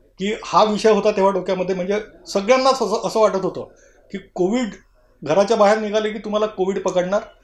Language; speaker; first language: Marathi; native; Marathi